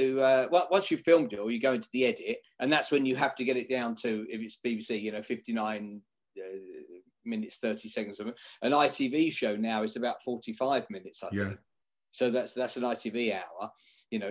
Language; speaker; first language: English; native; English